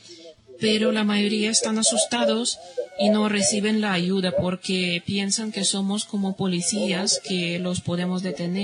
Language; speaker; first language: Spanish; non-native, fluent; Bosnian